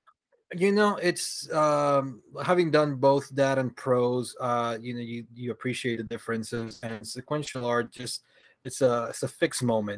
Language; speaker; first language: English; early bilingual, other home language; Spanish